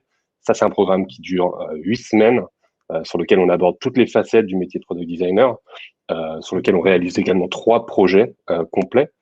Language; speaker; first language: French; native; French